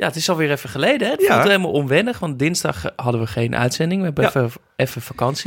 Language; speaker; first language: Dutch; native; Dutch